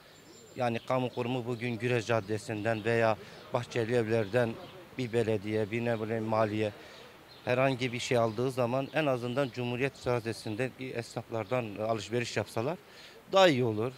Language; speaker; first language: Turkish; native; Turkish